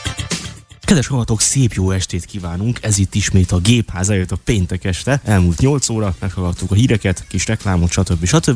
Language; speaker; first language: Hungarian; native; Hungarian